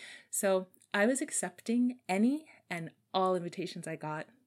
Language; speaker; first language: English; native; English